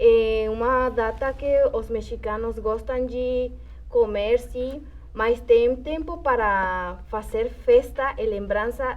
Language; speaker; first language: Portuguese; non-native, fluent; Spanish